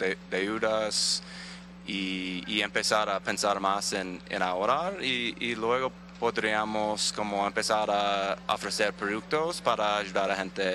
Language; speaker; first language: Spanish; non-native, fluent; English